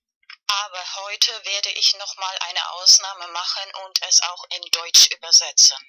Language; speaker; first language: German; non-native, fluent; Spanish